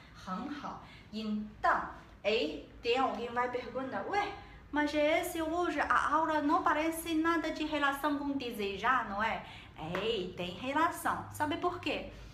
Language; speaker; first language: Portuguese; non-native, learner; Chinese